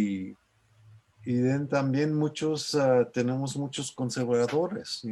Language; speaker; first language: Spanish; early bilingual, other home language; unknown